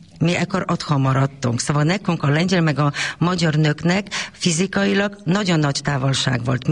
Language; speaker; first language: Hungarian; non-native, fluent; Polish